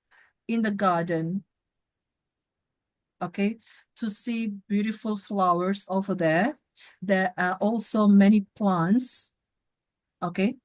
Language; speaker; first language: English; non-native, fluent; Indonesian